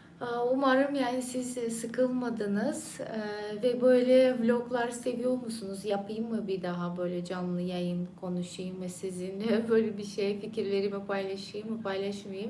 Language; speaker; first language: Turkish; non-native, fluent; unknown